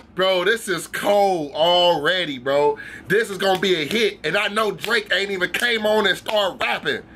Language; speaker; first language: English; native; English